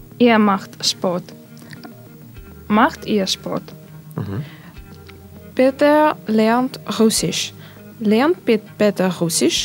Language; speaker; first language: German; non-native, learner; Russian